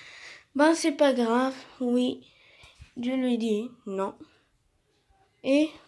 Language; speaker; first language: French; non-native, learner; Arabic